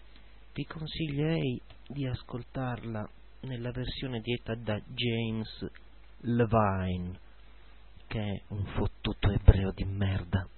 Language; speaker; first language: Italian; native; Italian